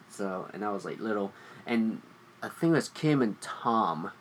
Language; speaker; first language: English; early bilingual, other home language; Vietnamese